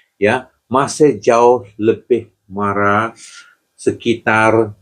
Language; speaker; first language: Malay; non-native, local second language; Chinese